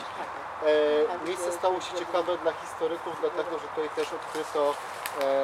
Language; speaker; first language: Polish; native; Polish